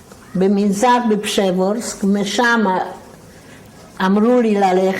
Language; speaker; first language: Hebrew; non-native, fluent; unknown